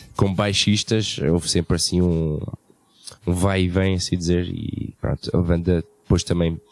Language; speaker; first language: Portuguese; early bilingual, heritage; Portuguese